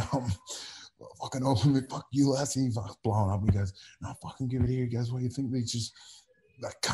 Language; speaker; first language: English; native; English